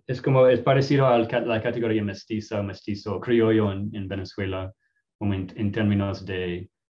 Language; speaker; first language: Spanish; non-native, fluent; English